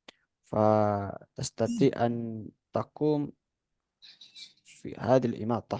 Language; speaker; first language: Arabic; non-native, fluent; Indonesian